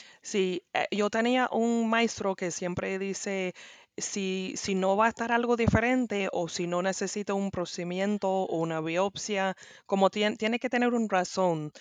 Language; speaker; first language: Spanish; non-native, learner; English